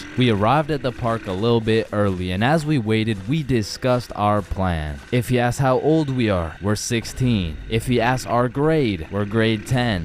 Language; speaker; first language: English; native; English